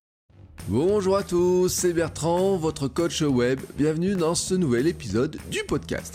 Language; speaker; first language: French; native; French